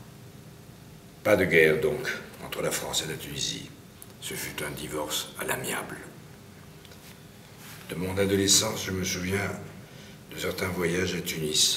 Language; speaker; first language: French; native; French